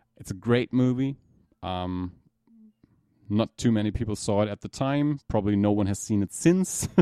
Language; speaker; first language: English; non-native, fluent; German